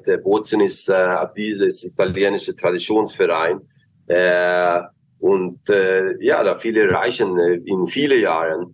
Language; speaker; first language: German; non-native, fluent; Swedish